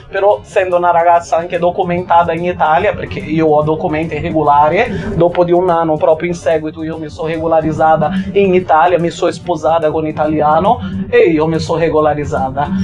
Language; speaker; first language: Italian; non-native, fluent; Portuguese